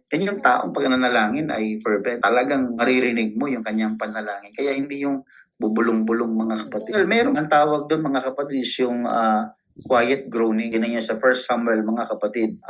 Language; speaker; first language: Filipino; non-native, local second language; Cebuano